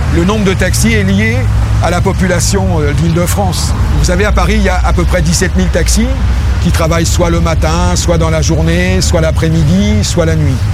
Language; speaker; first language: French; native; French